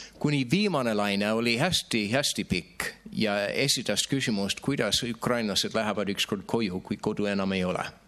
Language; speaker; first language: Estonian; non-native, fluent; English